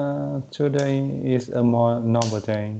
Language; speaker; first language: English; non-native, learner; Vietnamese